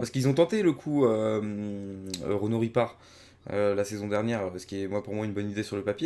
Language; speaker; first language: French; native; French